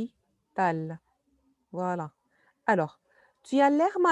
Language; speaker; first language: French; non-native, fluent; Arabic